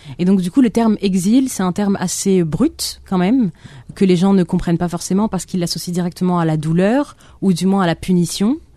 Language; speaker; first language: French; non-native, local second language; Arabic